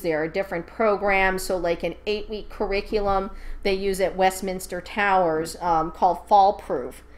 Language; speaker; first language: English; native; English